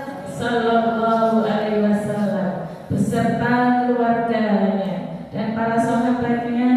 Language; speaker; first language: Indonesian; native; Indonesian